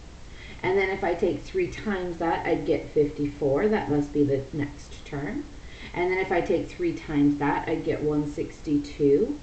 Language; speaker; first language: English; native; English